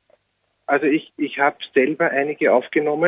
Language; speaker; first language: German; native; German